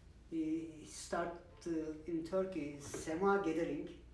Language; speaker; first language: English; non-native, learner; Turkish